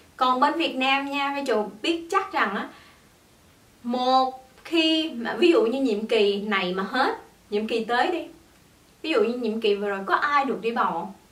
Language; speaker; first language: Vietnamese; early bilingual, heritage; Vietnamese